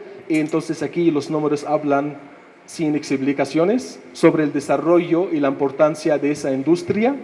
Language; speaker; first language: Spanish; non-native, fluent; Arabic